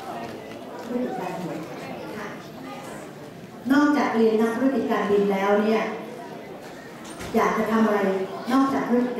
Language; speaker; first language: Thai; native; Thai